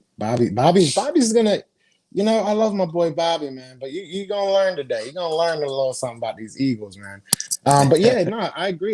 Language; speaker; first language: English; native; English